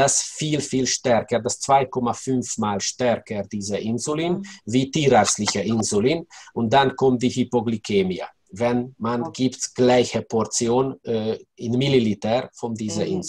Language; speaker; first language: German; non-native, learner; Hungarian